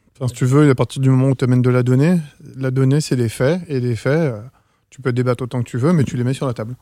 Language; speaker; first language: French; native; French